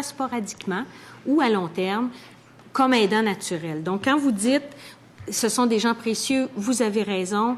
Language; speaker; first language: French; native; French